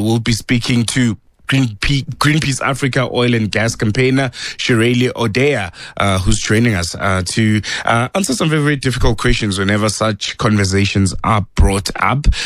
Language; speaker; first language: English; non-native, local second language; Northern Sotho